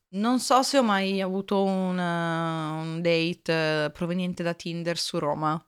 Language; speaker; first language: Italian; native; Italian